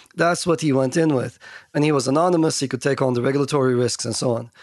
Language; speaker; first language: English; non-native, fluent; Turkish